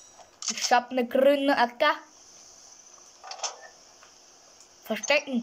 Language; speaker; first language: German; native; German